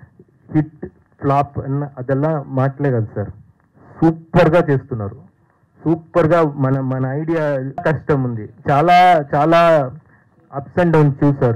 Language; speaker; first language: Telugu; non-native, fluent; Tamil